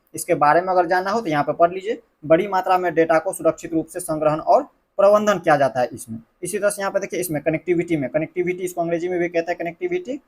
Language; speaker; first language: Hindi; native; Hindi